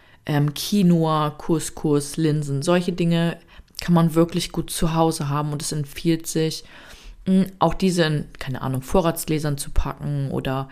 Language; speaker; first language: German; native; German